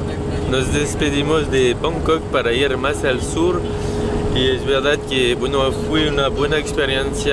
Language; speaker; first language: Spanish; non-native, fluent; French